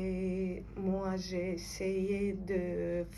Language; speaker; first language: French; non-native, fluent; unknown